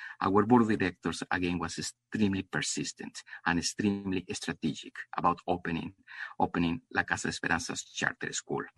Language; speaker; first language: English; non-native, fluent; Spanish